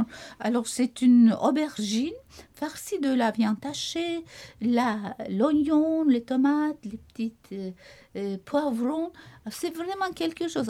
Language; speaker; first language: French; non-native, fluent; Turkish